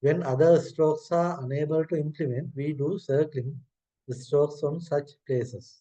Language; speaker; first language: English; non-native, local second language; Sinhala